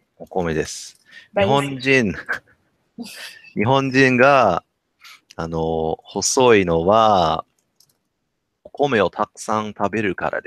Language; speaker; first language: Japanese; non-native, learner; English